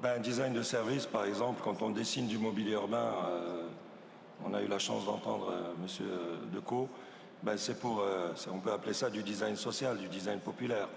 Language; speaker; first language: French; non-native, local second language; Arabic